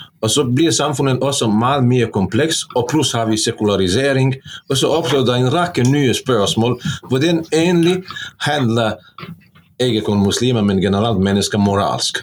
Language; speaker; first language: Norwegian; non-native, fluent; Bosnian